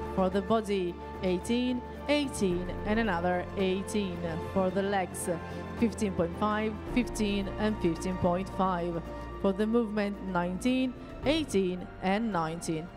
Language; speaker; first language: English; non-native, fluent; Italian